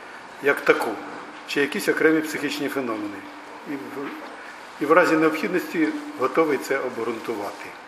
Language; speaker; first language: Ukrainian; native; Ukrainian